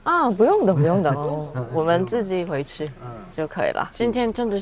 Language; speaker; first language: Chinese; non-native, fluent; Korean